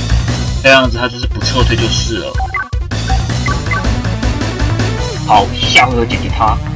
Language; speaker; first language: Chinese; native; Chinese